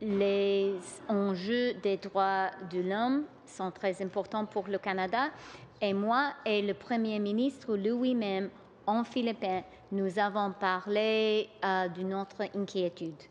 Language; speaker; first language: French; non-native, local second language; English